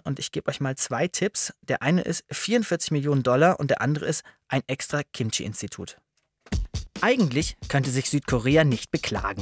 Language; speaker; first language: German; native; German